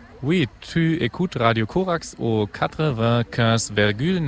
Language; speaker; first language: French; non-native, fluent; German